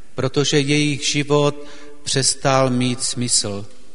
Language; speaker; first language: Czech; native; Czech